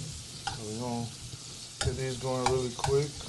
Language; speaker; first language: English; native; English